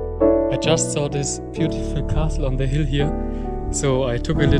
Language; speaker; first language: English; non-native, fluent; German